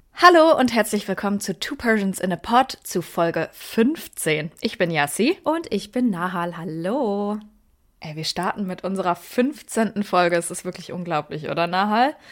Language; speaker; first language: German; early bilingual, other home language; Persian